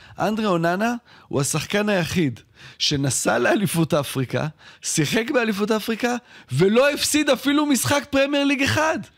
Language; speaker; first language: Hebrew; native; Hebrew